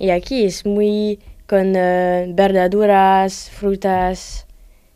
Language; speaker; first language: Spanish; non-native, learner; French